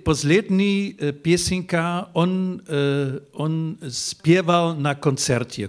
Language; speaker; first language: Czech; non-native, learner; Dutch